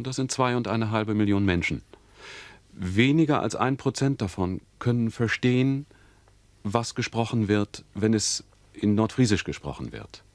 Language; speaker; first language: German; native; German